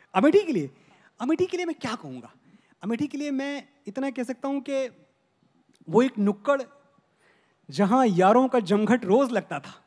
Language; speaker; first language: Hindi; native; Hindi